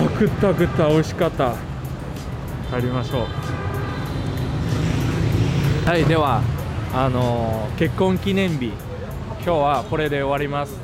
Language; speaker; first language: Japanese; non-native, fluent; Vietnamese